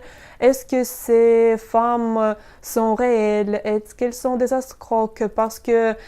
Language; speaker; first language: French; non-native, fluent; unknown